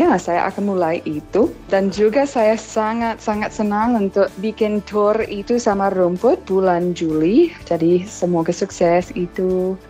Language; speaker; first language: Indonesian; non-native, fluent; English